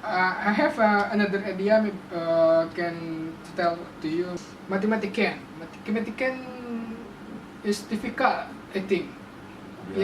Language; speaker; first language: English; non-native, learner; Indonesian